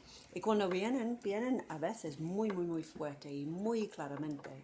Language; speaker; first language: Spanish; non-native, fluent; English